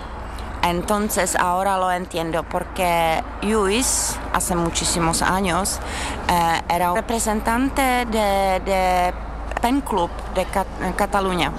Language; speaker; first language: Spanish; non-native, fluent; Czech